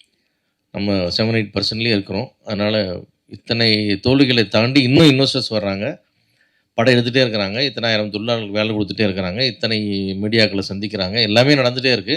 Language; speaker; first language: Tamil; native; Tamil